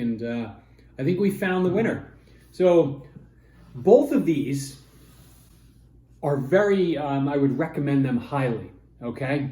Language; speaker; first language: English; native; English